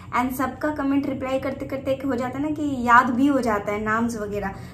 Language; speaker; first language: Hindi; non-native, local second language; Bangla